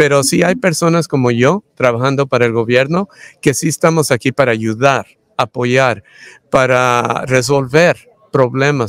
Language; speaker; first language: Spanish; early bilingual, heritage; Spanish